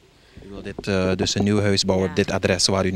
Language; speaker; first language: Dutch; native; Dutch